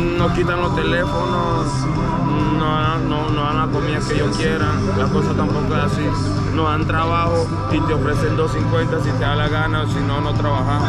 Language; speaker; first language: Spanish; native; Spanish